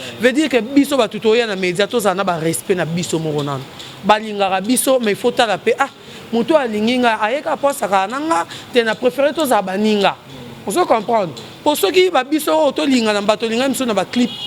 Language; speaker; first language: Lingala; non-native, local second language; Luba-Lulua